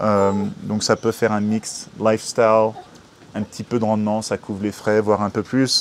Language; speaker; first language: French; native; French